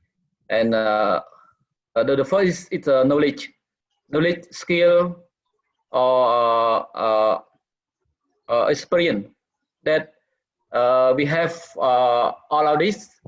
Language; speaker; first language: English; non-native, learner; Khmer